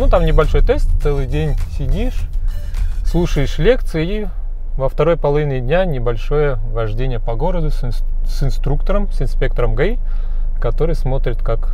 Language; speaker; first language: Russian; native; Russian